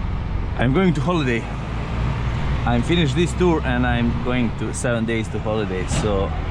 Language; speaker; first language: English; non-native, learner; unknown